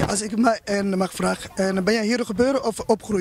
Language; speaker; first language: Dutch; non-native, learner; Somali